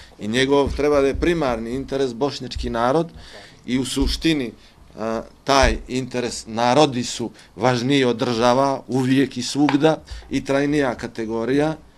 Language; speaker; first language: Bosnian; native; Bosnian